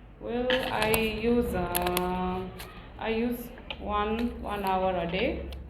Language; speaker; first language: English; non-native, learner; Nepali